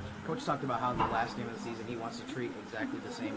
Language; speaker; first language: English; native; English